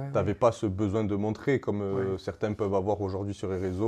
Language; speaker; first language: French; native; French